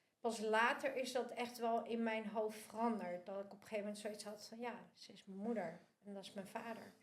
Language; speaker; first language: Dutch; early bilingual, other home language; Spanish